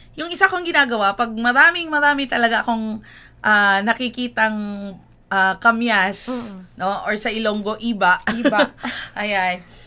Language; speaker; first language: Filipino; non-native, local second language; Hiligaynon